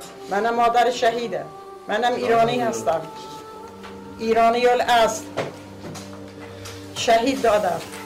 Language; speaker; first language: Persian; non-native, local second language; Assyrian Neo-Aramaic